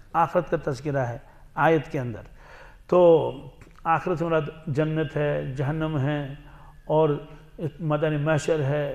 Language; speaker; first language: Urdu; non-native, local second language; Kashmiri